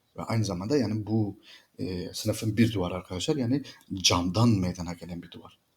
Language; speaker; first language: Turkish; native; Turkish